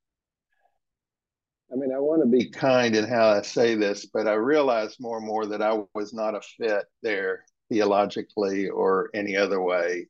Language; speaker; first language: English; native; English